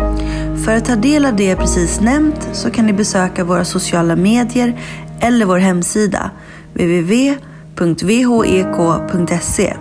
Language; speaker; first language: Swedish; native; Swedish